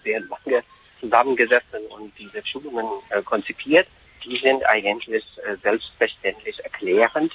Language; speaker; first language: German; non-native, fluent; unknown